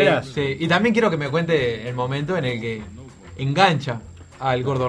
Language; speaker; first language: Spanish; native; Spanish